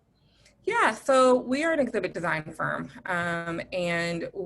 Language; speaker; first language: English; native; English